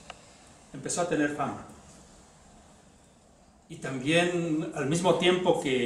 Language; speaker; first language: Spanish; native; Spanish